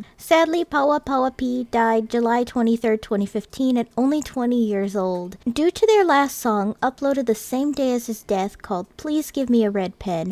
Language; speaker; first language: English; native; English